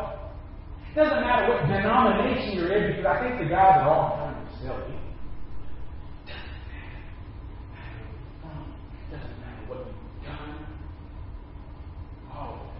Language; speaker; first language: English; native; English